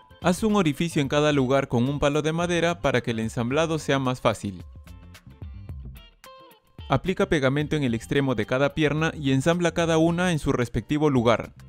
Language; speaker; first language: Spanish; native; Spanish